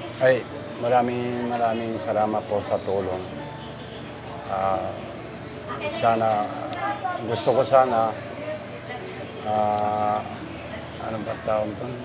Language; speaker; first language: Filipino; non-native, learner; Japanese